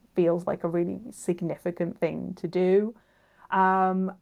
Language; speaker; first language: English; native; English